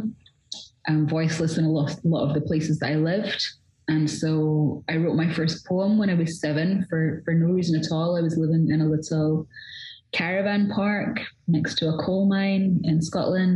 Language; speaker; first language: English; native; English